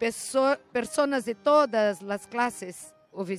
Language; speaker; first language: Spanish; non-native, learner; Portuguese